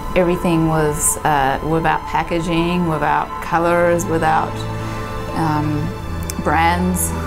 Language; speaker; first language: English; non-native, fluent; Polish